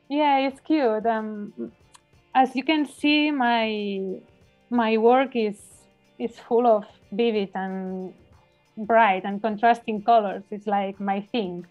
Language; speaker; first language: English; non-native, learner; Spanish